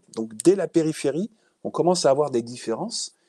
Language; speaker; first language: French; native; French